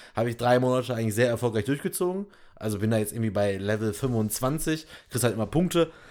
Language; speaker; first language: German; native; German